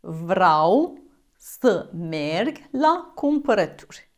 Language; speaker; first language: Romanian; non-native, learner; Persian